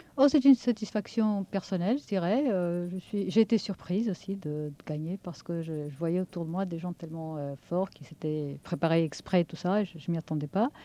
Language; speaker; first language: French; non-native, fluent; Portuguese